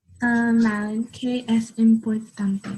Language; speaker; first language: Spanish; non-native, learner; English